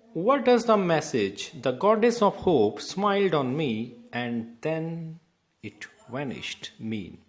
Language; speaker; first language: English; non-native, local second language; Punjabi